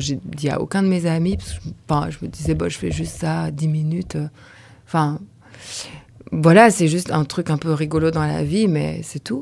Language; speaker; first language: French; early bilingual, other home language; Lithuanian